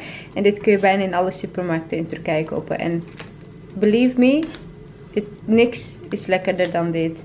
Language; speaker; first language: Dutch; early bilingual, other home language; Turkish